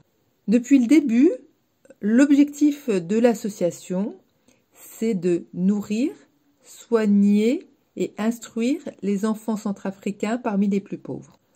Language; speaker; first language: French; native; French